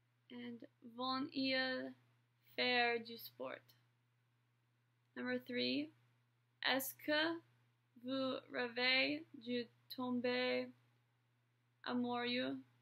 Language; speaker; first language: French; non-native, learner; English